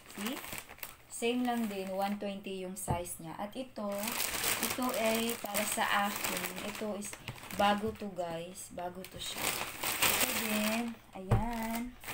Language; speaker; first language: Filipino; native; Filipino